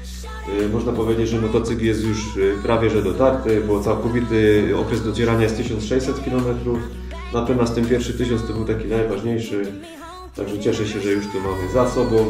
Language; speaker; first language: Polish; native; Polish